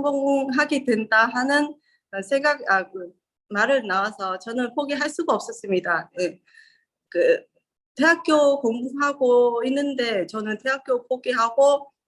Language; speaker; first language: Korean; non-native, learner; Vietnamese